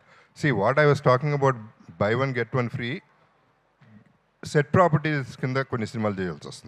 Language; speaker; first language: Telugu; native; Telugu